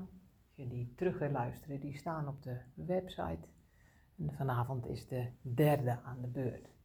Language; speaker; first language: Dutch; native; Dutch